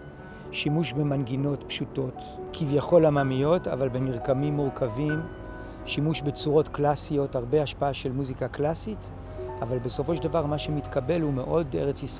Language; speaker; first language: Hebrew; native; Hebrew